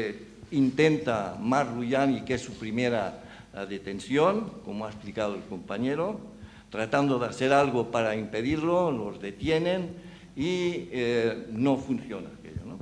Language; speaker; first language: Spanish; native; Spanish